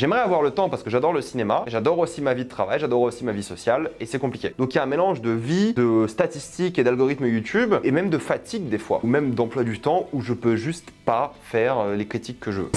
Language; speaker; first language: French; native; French